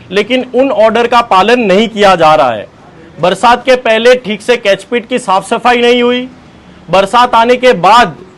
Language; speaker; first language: Hindi; non-native, local second language; Gujarati